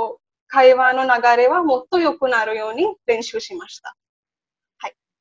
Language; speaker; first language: Japanese; non-native, learner; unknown